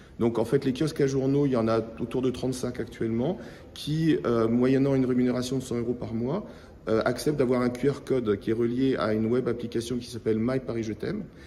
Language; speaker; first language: French; native; French